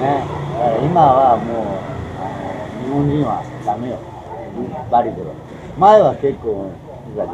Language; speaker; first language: Japanese; native; Japanese